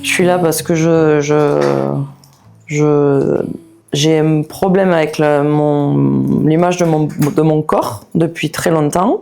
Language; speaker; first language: French; native; French